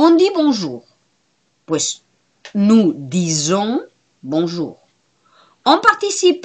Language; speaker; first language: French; non-native, fluent; Spanish